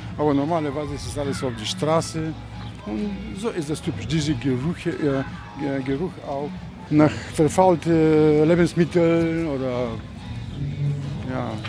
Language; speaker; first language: German; non-native, fluent; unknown